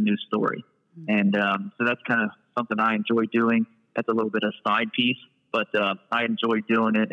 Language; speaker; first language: English; native; English